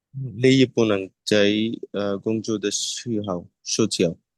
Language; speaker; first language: Chinese; non-native, learner; Bangla